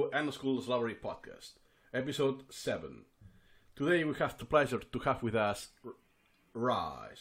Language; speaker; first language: English; non-native, fluent; Spanish